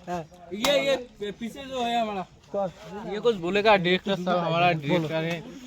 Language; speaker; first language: Hindi; non-native, local second language; Bangla